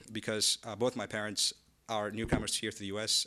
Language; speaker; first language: English; non-native, fluent; Amharic